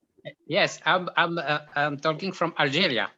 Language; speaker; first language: English; non-native, local second language; Arabic